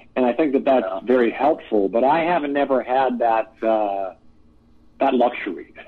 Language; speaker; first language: English; native; English